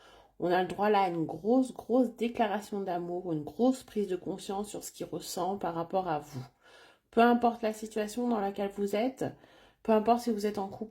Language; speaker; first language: French; native; French